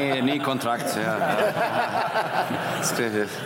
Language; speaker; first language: Danish; non-native, fluent; Icelandic